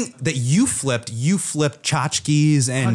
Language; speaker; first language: English; native; English